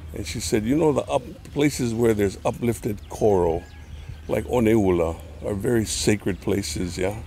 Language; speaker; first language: English; native; English